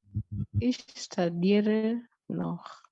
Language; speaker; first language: German; non-native, learner; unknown